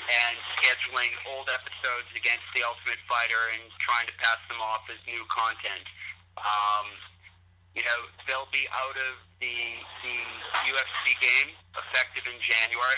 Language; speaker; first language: English; native; English